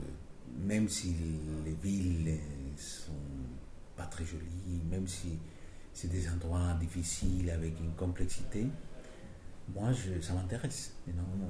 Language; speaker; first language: French; non-native, fluent; Spanish